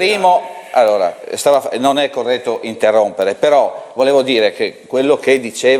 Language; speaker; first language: Italian; native; Italian